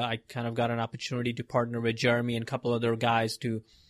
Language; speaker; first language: English; non-native, local second language; Hindi